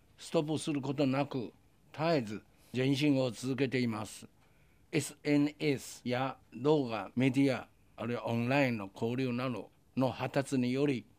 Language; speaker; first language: Japanese; non-native, fluent; Chinese